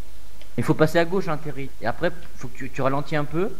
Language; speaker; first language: French; native; French